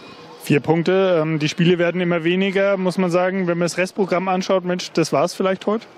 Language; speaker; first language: German; native; German